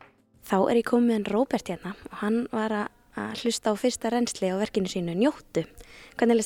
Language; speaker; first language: Icelandic; native; Icelandic